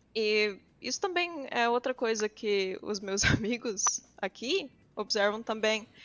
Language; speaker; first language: Portuguese; early bilingual, heritage; English